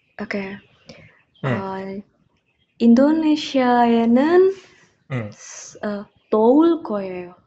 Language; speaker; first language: Korean; non-native, learner; Indonesian